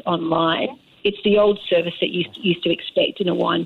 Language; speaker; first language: English; native; English